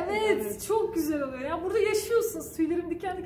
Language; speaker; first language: Turkish; native; Turkish